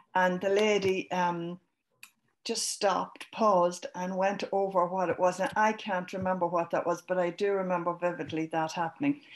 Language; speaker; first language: English; native; English